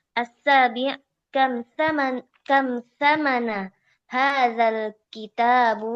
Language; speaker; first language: Arabic; non-native, learner; Indonesian